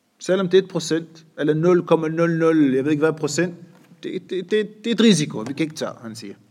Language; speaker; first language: Danish; non-native, fluent; Arabic